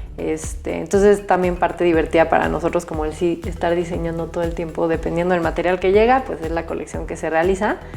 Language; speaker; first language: Spanish; native; Spanish